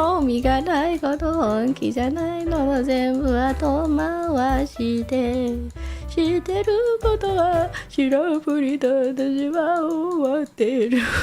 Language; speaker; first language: Japanese; non-native, fluent; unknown